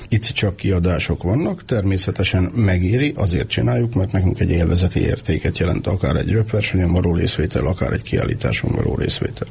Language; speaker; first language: Hungarian; native; Hungarian